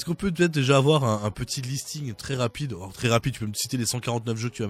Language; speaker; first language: French; native; French